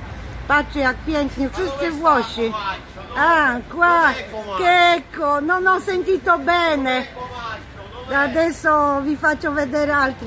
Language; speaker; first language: Italian; non-native, fluent; Polish